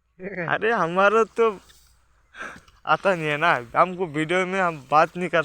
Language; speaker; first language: Hindi; non-native, local second language; Bangla